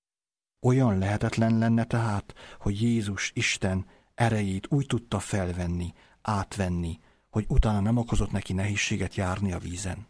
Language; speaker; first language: Hungarian; native; Hungarian